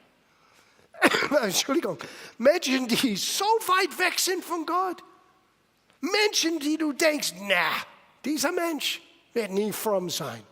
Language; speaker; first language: German; non-native, fluent; English